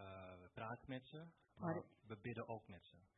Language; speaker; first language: Dutch; early bilingual, other home language; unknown